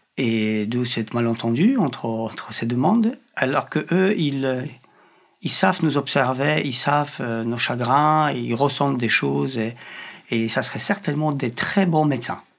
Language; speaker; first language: French; non-native, fluent; Polish